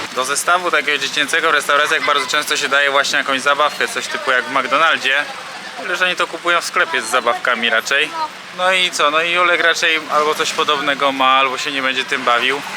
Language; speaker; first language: Polish; native; Polish